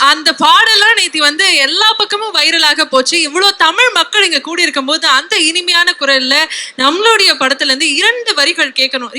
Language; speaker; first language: Tamil; native; Tamil